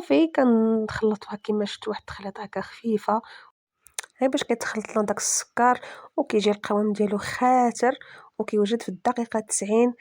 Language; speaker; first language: Arabic; native; Arabic